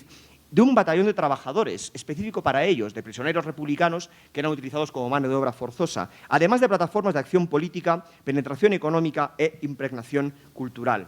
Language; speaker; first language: Spanish; native; Spanish